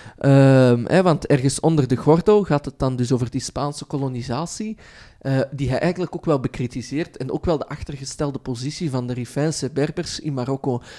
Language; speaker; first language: Dutch; early bilingual, other home language; Arabic